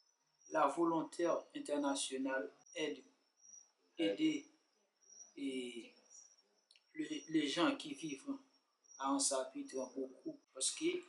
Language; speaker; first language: French; non-native, local second language; Haitian Creole